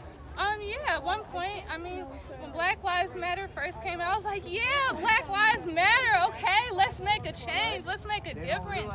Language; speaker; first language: English; native; English